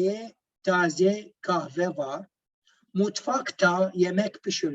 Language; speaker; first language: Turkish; non-native, learner; Arabic